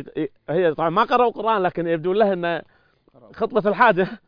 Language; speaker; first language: Arabic; native; Arabic